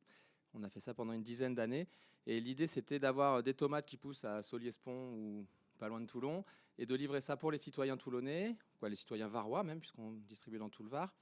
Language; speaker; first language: French; native; French